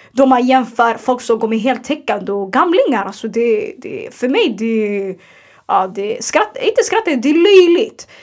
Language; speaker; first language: Swedish; early bilingual, other home language; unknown